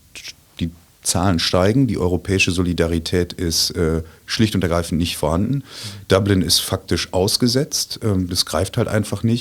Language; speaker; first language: German; native; German